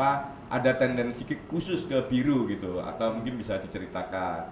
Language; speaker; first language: Indonesian; non-native, local second language; Javanese